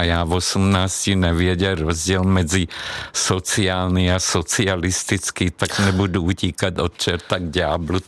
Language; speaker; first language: Czech; non-native, fluent; Hungarian